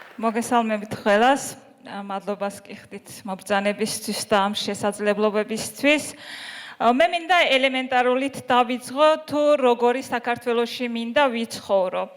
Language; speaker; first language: Georgian; non-native, local second language; Azerbaijani